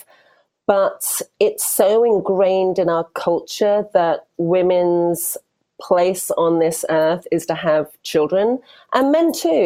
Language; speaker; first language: English; native; English